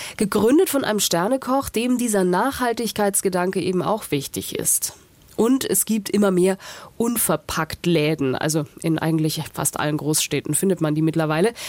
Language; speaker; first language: German; native; German